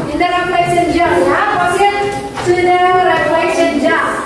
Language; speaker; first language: English; non-native, fluent; Indonesian